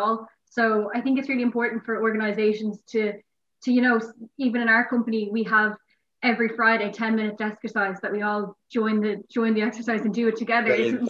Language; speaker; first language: English; native; English